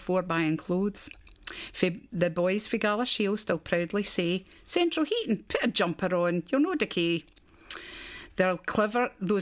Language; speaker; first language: English; native; English